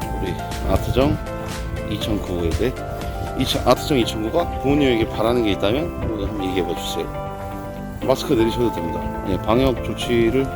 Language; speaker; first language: Korean; native; Korean